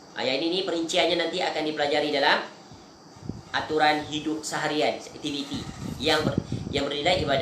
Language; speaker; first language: Malay; native; Malay